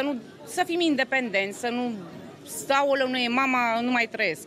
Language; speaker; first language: Romanian; native; Romanian